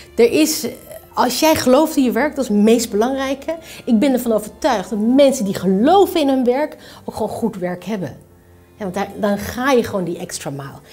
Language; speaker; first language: Dutch; early bilingual, other home language; Spanish